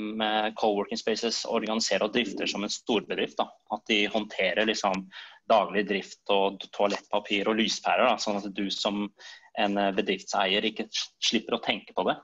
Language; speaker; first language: Norwegian; native; Norwegian